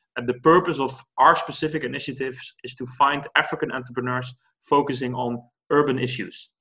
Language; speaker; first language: English; non-native, fluent; Dutch